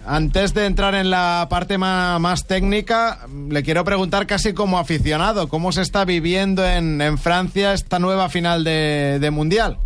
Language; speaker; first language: Spanish; native; Spanish